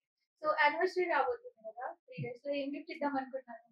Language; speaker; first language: Telugu; native; Telugu